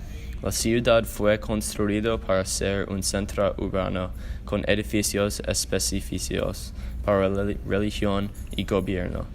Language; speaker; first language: Spanish; non-native, learner; English